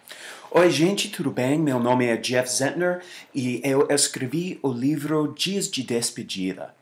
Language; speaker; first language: Portuguese; non-native, fluent; English